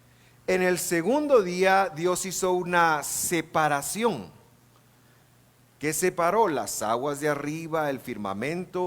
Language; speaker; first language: Spanish; native; Spanish